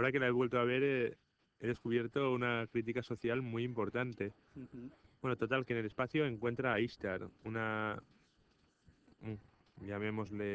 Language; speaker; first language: Spanish; native; Spanish